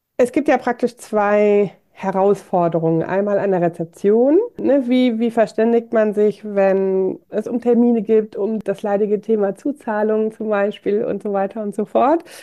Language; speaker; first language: German; native; German